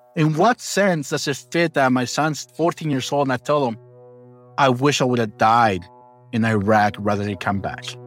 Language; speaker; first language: English; early bilingual, other home language; Spanish